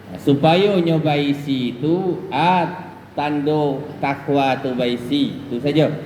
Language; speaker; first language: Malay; non-native, local second language; Minangkabau